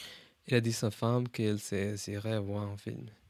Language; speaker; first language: French; non-native, learner; English